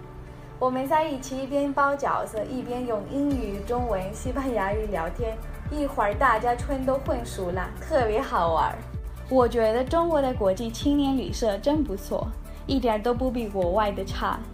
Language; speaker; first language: Chinese; non-native, fluent; Spanish